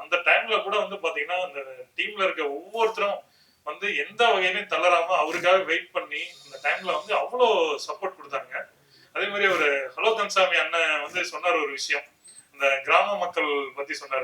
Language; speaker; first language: Tamil; native; Tamil